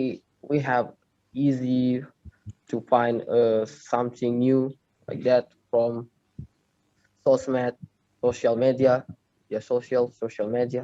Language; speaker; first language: English; non-native, learner; Indonesian